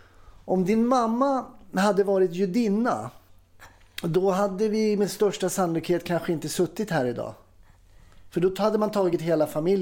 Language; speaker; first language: Swedish; native; Swedish